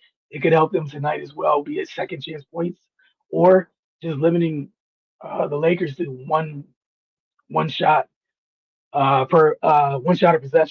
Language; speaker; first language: English; native; English